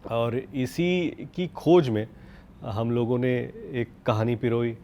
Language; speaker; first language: Hindi; non-native, local second language; Marathi